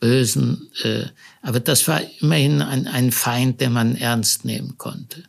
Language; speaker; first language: German; early bilingual, other home language; Hebrew